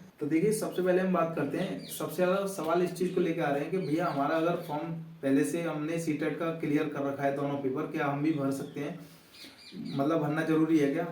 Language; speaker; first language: Hindi; native; Hindi